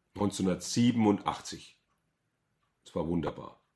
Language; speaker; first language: German; native; German